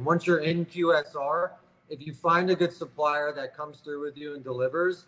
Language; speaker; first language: English; native; English